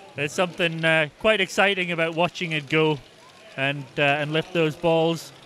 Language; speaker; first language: English; native; English